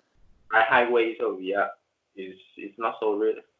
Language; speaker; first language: English; non-native, learner; Vietnamese